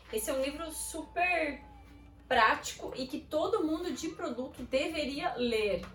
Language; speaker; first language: Portuguese; native; Portuguese